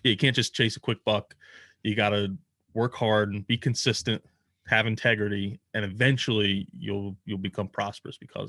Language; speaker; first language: English; native; English